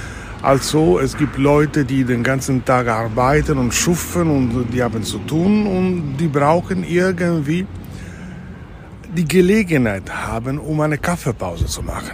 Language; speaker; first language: German; non-native, fluent; Italian